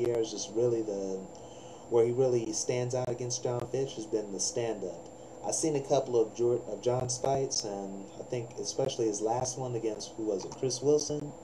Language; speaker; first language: English; native; English